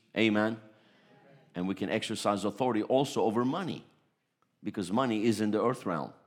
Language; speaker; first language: English; early bilingual, other home language; Turkish